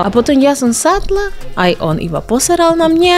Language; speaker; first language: Slovak; non-native, learner; Spanish